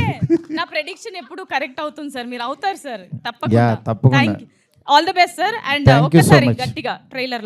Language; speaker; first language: Telugu; native; Telugu